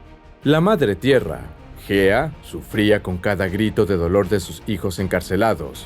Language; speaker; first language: Spanish; native; Spanish